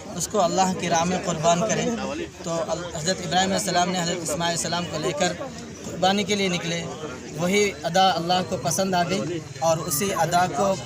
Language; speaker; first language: Urdu; native; Urdu